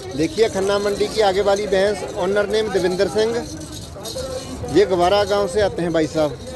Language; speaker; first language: Hindi; non-native, local second language; Punjabi